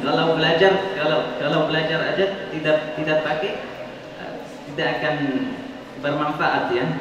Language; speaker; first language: Indonesian; non-native, fluent; Arabic